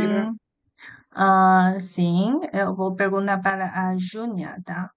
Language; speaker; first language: Portuguese; non-native, learner; Chinese